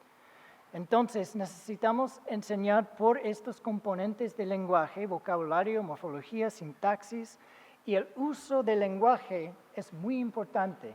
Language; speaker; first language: Spanish; non-native, fluent; English